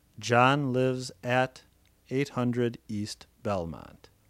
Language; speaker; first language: English; native; English